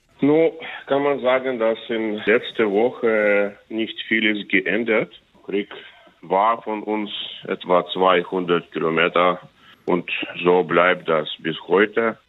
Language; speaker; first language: German; non-native, learner; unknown